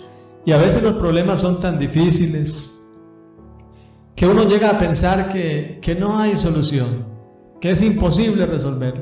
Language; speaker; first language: Spanish; native; Spanish